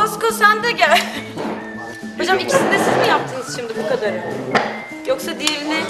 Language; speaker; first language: Turkish; native; Turkish